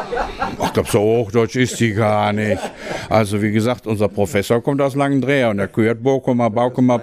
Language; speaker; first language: German; native; German